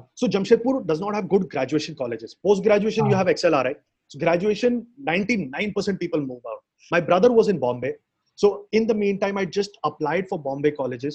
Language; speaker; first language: English; non-native, local second language; Hindi